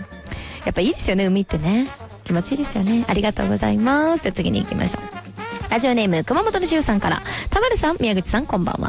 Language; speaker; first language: Japanese; native; Japanese